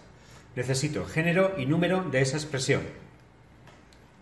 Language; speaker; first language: Spanish; native; Spanish